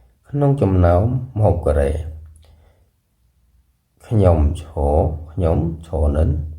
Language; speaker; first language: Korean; non-native, fluent; Khmer